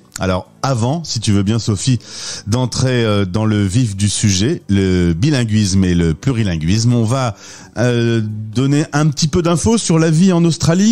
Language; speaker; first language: French; native; French